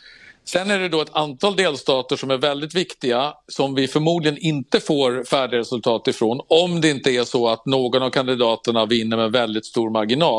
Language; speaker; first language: Swedish; native; Swedish